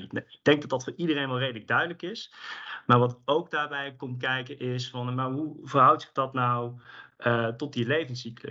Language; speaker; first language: Dutch; native; Dutch